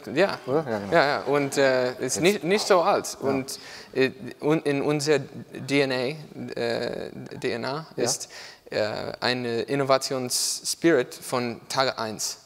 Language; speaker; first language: German; non-native, learner; English